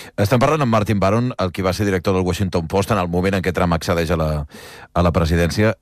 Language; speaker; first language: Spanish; non-native, local second language; Catalan